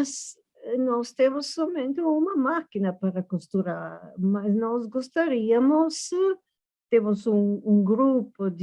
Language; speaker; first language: Portuguese; non-native, fluent; Italian